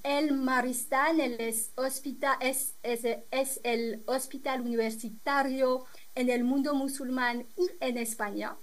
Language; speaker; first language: Spanish; non-native, fluent; French